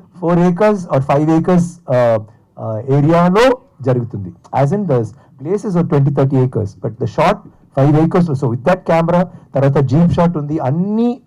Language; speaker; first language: Telugu; non-native, fluent; Tamil